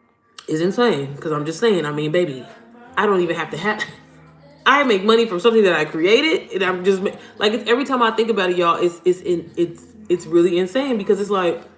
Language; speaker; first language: English; native; English